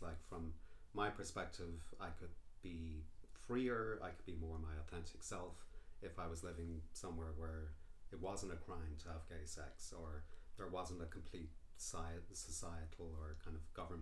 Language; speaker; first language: English; native; English